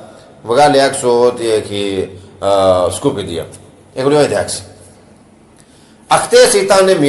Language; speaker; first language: Greek; non-native, learner; Punjabi